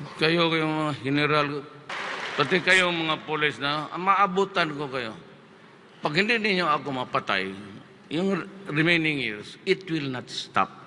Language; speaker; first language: Filipino; non-native, local second language; Cebuano